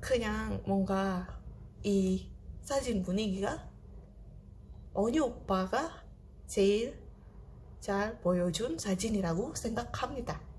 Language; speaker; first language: Korean; non-native, fluent; Indonesian